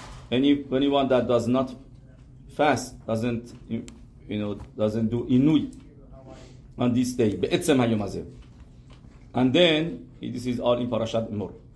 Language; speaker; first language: English; non-native, fluent; Persian